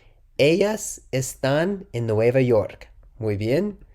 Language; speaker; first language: Spanish; non-native, learner; English